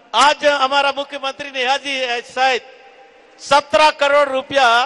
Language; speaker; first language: Hindi; native; Hindi